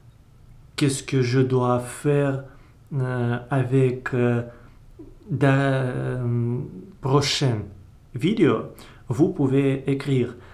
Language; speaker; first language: French; non-native, learner; Russian